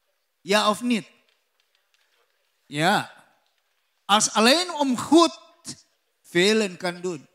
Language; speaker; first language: Dutch; non-native, learner; Indonesian